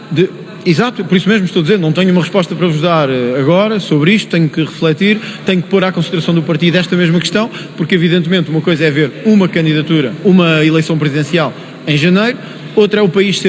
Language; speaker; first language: Portuguese; native; Portuguese